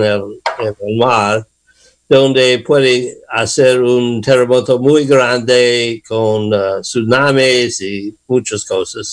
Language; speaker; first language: Spanish; non-native, learner; English